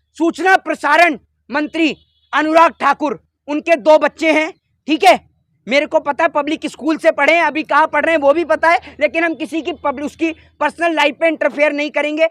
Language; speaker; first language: Hindi; native; Hindi